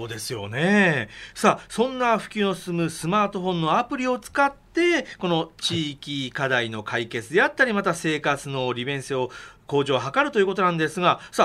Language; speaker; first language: Japanese; native; Japanese